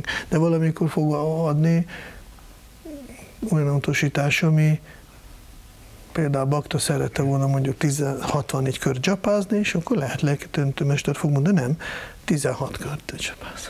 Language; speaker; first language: Hungarian; non-native, fluent; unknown